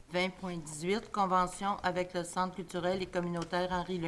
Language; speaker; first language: French; native; French